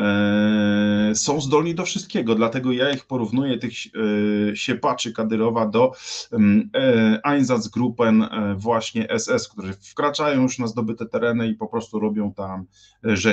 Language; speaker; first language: Polish; native; Polish